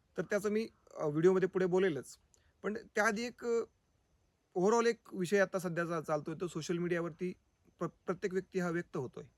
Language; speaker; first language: Marathi; native; Marathi